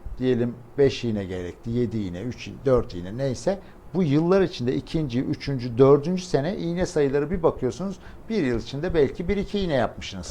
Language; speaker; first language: Turkish; native; Turkish